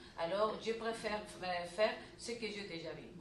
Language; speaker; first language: French; non-native, learner; Spanish